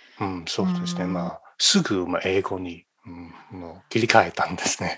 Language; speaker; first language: Japanese; non-native, fluent; Chinese